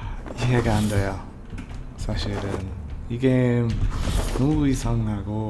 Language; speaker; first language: Korean; non-native, learner; English